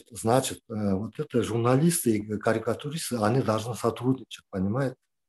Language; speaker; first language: Russian; non-native, local second language; Kyrgyz